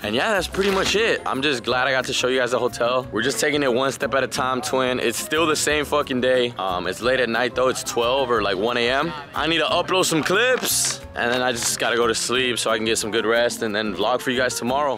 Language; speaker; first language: English; early bilingual, other home language; Spanish